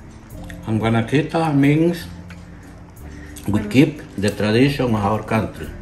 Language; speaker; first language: English; non-native, learner; Spanish